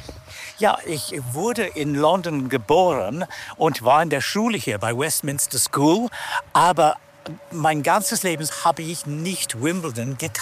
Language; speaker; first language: German; non-native, fluent; English